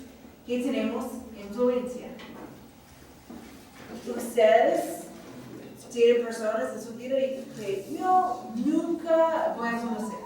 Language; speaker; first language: Spanish; non-native, fluent; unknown